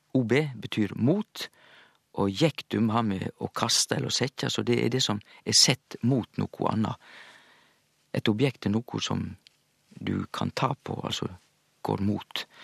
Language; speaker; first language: Norwegian; native; Norwegian